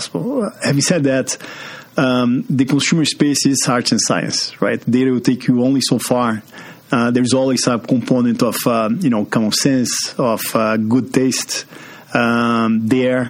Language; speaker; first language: English; non-native, fluent; Portuguese